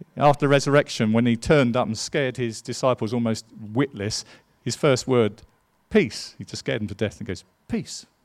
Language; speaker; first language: English; native; English